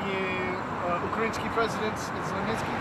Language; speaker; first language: Russian; non-native, learner; English